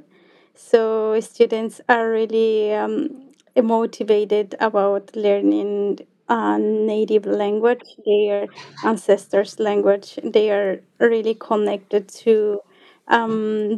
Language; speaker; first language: English; non-native, fluent; Quechua